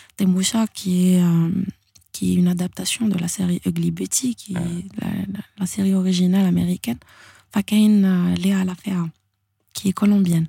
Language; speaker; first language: French; non-native, local second language; Arabic